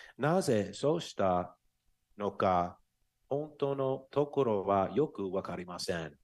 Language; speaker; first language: Japanese; non-native, fluent; English